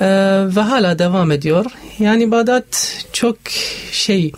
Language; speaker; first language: Turkish; non-native, learner; Arabic